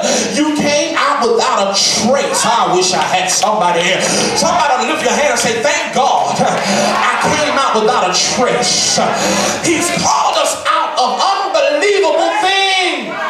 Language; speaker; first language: English; native; English